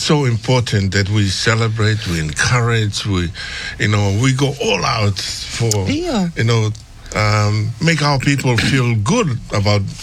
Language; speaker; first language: English; non-native, fluent; Tongan